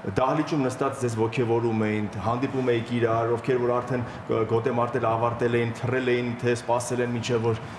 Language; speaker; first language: Armenian; native; Armenian